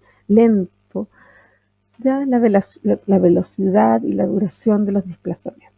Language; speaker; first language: Spanish; native; Spanish